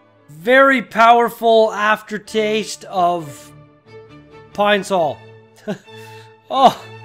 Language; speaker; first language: English; native; English